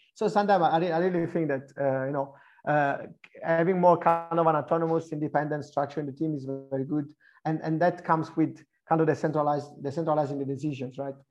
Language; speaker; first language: English; non-native, fluent; Italian